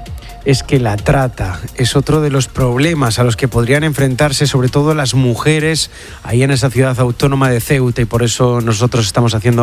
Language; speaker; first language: Spanish; native; Spanish